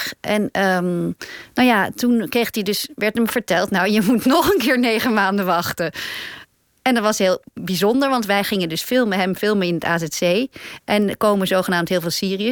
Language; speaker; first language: Dutch; native; Dutch